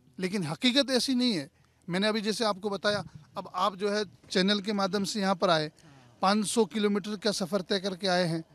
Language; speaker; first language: Hindi; native; Hindi